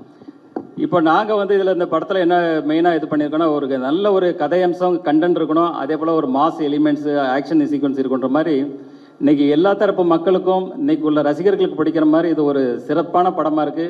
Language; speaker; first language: Tamil; native; Tamil